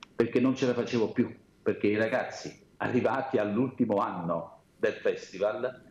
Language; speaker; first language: Italian; native; Italian